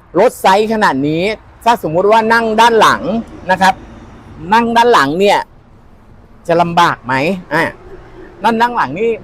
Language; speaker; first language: Thai; native; Thai